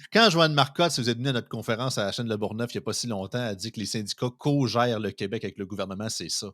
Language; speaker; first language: French; native; French